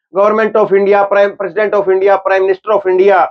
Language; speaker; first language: Hindi; native; Hindi